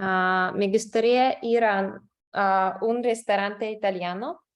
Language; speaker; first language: Spanish; non-native, learner; English